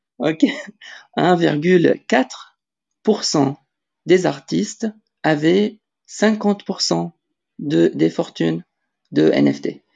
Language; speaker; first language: French; non-native, local second language; Arabic